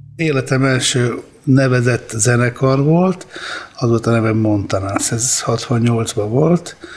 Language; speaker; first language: Hungarian; early bilingual, other home language; Italian